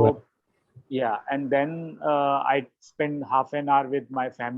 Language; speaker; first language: English; non-native, learner; Hindi